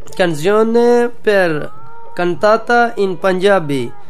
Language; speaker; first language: Italian; non-native, learner; Urdu